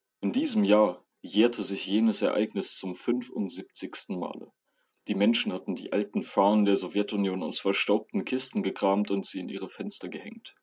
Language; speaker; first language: German; native; German